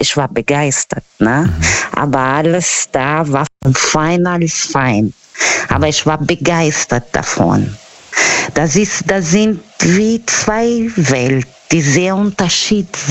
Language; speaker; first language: German; non-native, fluent; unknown